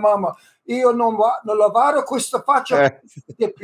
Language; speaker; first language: Italian; early bilingual, heritage; English